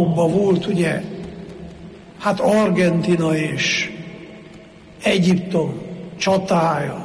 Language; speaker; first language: Hungarian; native; Hungarian